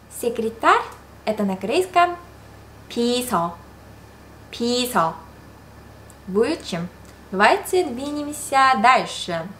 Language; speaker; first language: Russian; non-native, fluent; Korean